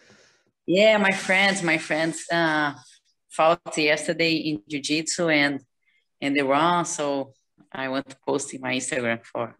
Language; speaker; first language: English; non-native, learner; Portuguese